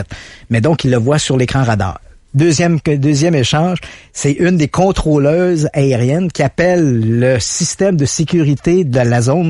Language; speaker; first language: French; native; French